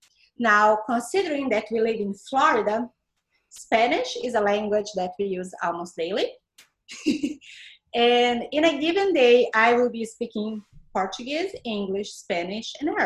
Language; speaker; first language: English; non-native, fluent; Portuguese